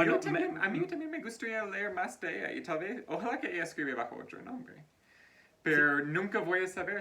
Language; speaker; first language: Spanish; non-native, fluent; English